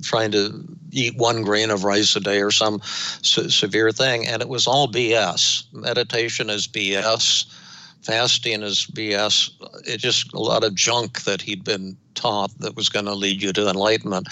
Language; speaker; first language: English; native; English